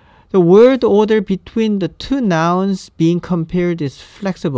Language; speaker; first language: English; non-native, fluent; Korean